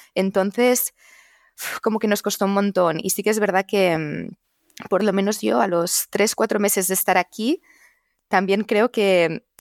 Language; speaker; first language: Spanish; non-native, local second language; Catalan